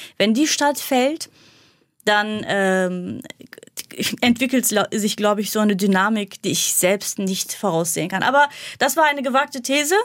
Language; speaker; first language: German; non-native, fluent; Kurdish